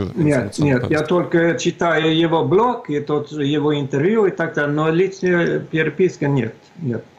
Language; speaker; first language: Russian; non-native, fluent; Swedish